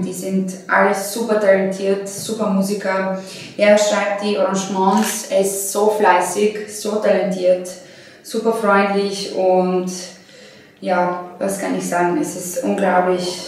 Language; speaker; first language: German; non-native, fluent; Serbian